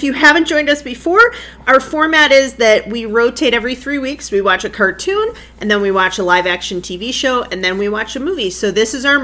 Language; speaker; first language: English; native; English